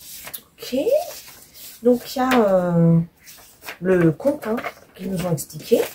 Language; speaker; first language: French; native; French